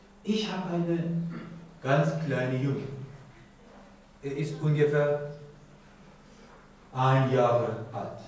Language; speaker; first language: German; non-native, learner; Persian